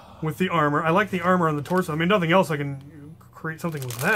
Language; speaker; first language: English; native; English